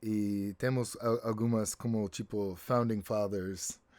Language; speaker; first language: Portuguese; non-native, fluent; English